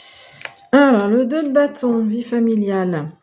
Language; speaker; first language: French; native; French